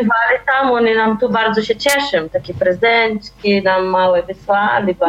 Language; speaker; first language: Polish; early bilingual, heritage; Polish